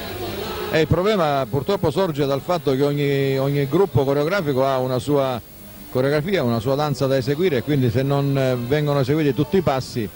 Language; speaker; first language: Italian; native; Italian